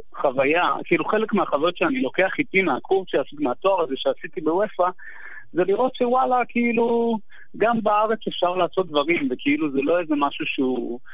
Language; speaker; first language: Hebrew; native; Hebrew